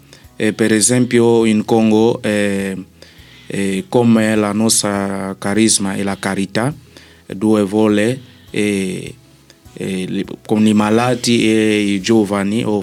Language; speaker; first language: Italian; non-native, learner; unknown